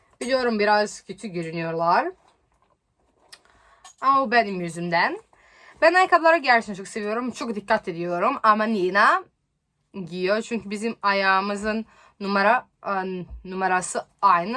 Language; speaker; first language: Turkish; non-native, learner; Serbian